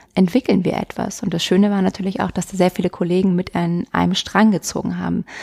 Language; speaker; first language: German; native; German